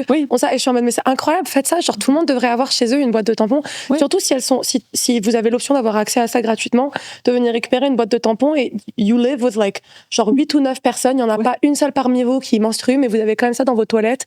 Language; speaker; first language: French; native; French